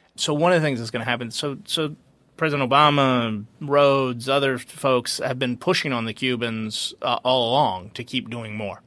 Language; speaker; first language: English; early bilingual, other home language; Spanish